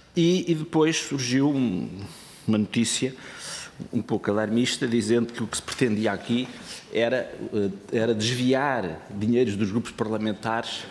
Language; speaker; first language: Portuguese; native; Portuguese